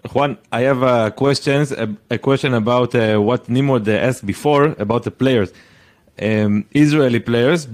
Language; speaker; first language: English; non-native, fluent; Hebrew